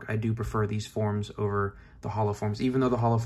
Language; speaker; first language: English; native; English